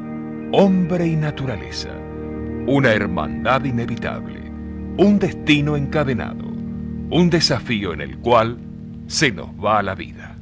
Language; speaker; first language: Spanish; native; Spanish